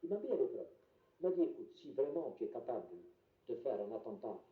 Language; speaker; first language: French; non-native, local second language; Arabic